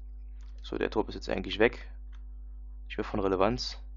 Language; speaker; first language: German; native; German